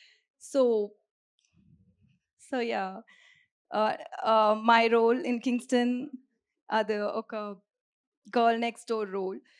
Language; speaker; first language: Telugu; non-native, learner; Tamil